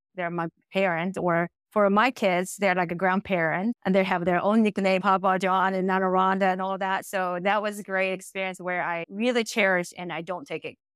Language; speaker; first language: English; non-native, fluent; Japanese